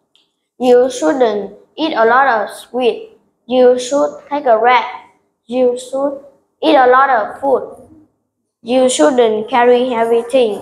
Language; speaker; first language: English; non-native, learner; Vietnamese